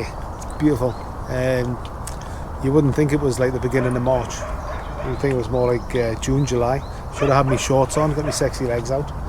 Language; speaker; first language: English; native; English